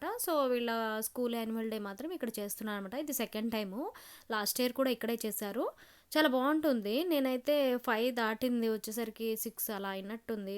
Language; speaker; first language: Telugu; native; Telugu